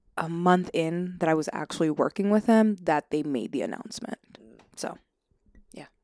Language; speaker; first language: English; native; English